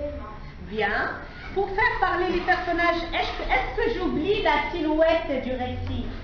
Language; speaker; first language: French; non-native, local second language; Arabic